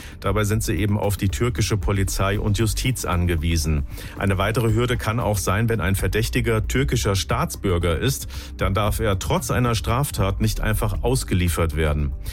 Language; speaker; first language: German; native; German